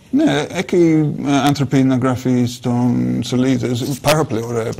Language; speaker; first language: Greek; non-native, learner; English